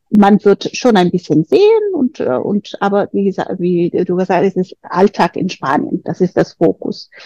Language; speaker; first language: German; non-native, fluent; Spanish